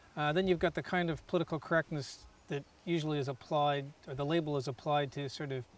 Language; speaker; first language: English; native; English